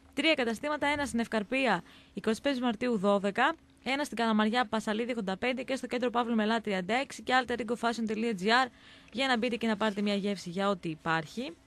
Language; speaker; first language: Greek; native; Greek